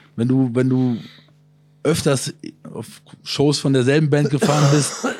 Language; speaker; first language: German; native; German